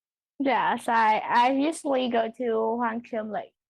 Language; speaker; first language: English; non-native, learner; Vietnamese